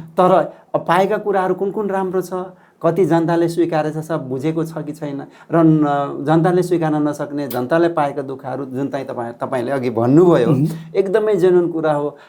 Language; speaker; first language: Nepali; non-native, local second language; Rana Tharu